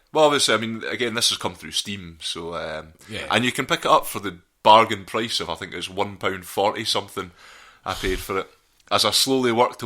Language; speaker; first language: English; native; English